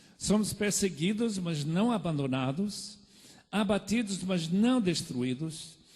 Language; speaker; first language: Portuguese; non-native, fluent; English